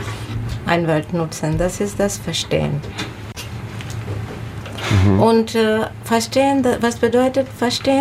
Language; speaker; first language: German; non-native, learner; Bangla